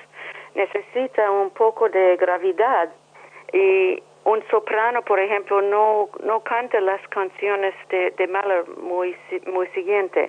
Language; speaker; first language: Spanish; non-native, learner; English